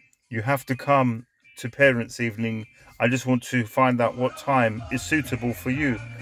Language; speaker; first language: English; early bilingual, other home language; Greek